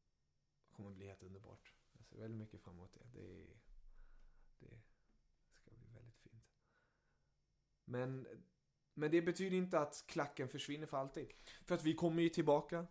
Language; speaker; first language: Swedish; early bilingual, other home language; German